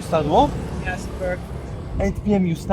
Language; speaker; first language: English; non-native, learner; Polish